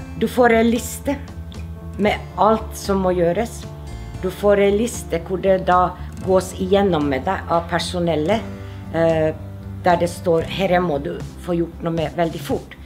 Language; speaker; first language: Norwegian; non-native, fluent; Finnish